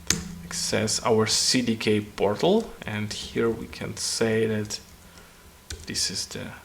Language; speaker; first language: English; non-native, fluent; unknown